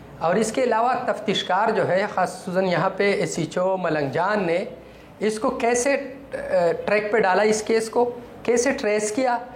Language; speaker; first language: Urdu; non-native, local second language; Pashto